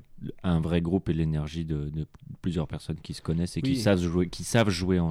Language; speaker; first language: French; native; French